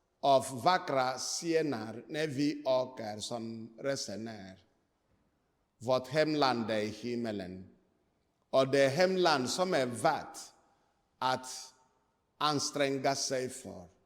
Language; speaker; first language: Swedish; non-native, fluent; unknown